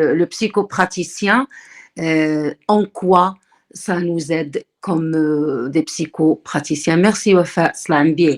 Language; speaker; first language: French; non-native, local second language; Arabic